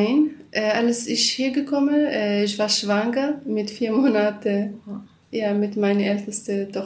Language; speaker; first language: German; non-native, learner; Kurdish